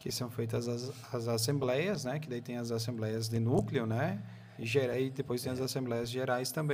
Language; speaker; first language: Portuguese; native; Portuguese